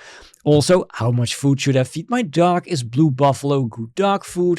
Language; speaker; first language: English; non-native, fluent; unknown